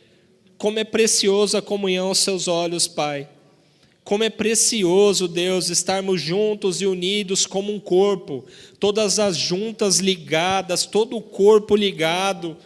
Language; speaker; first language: Portuguese; native; Portuguese